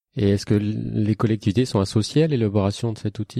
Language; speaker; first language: French; native; French